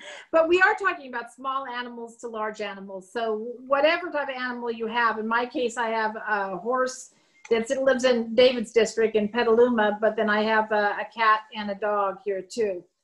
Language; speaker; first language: English; native; English